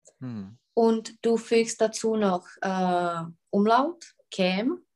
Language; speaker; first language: German; non-native, fluent; Czech